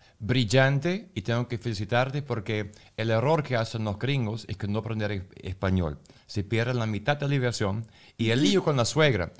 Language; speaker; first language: Spanish; non-native, fluent; German